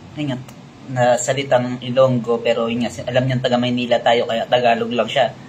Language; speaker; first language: Filipino; native; Filipino